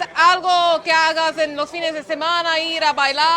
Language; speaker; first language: Spanish; non-native, learner; English